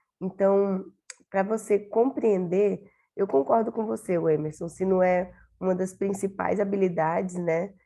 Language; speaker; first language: Portuguese; native; Portuguese